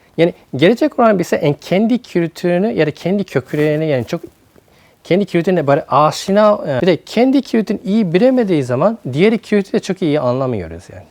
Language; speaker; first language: Turkish; non-native, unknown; Japanese